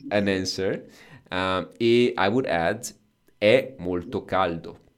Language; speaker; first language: Italian; native; Italian